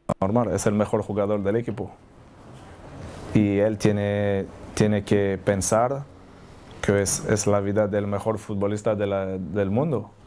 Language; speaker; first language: Spanish; non-native, learner; French